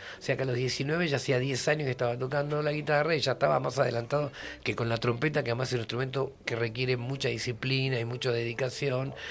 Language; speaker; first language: Spanish; native; Spanish